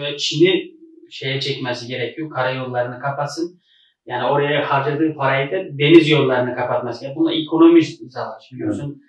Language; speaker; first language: Turkish; non-native, fluent; Uzbek